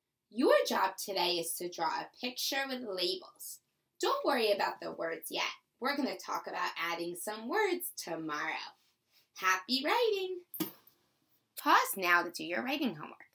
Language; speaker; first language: English; native; English